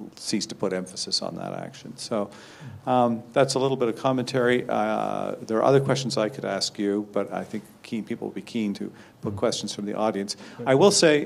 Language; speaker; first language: English; native; English